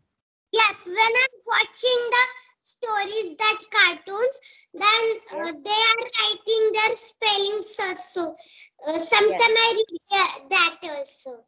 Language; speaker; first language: English; non-native, local second language; Marathi